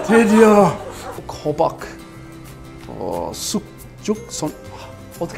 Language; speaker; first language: Korean; non-native, fluent; English